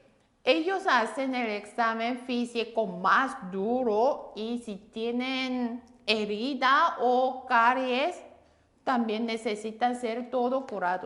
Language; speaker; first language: Spanish; non-native, fluent; Korean